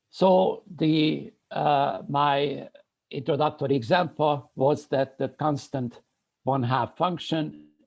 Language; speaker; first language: English; non-native, fluent; Hungarian